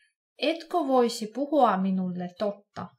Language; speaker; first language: Finnish; non-native, fluent; Russian